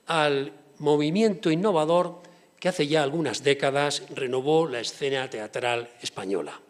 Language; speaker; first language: Spanish; native; Spanish